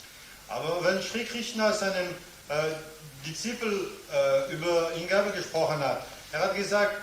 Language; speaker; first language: German; non-native, fluent; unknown